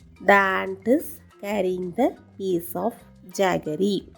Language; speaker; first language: English; non-native, local second language; Tamil